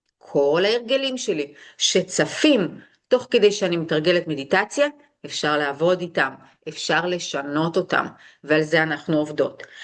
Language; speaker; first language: Hebrew; early bilingual, other home language; Russian